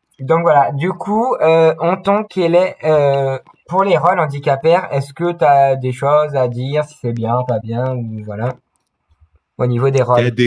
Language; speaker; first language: French; native; French